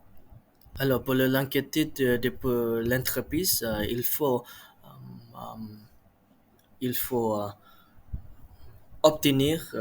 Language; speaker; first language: French; non-native, learner; Malay